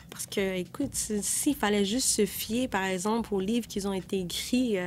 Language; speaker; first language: French; native; French